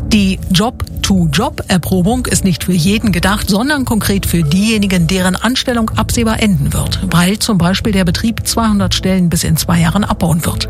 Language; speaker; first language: German; native; German